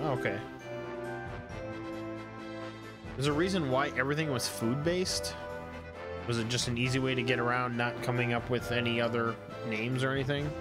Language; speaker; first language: English; native; English